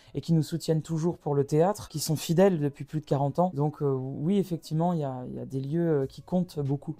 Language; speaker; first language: French; native; French